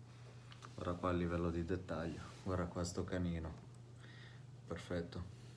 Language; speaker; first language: Italian; native; Italian